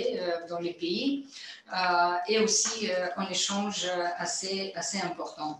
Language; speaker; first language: French; non-native, fluent; Bulgarian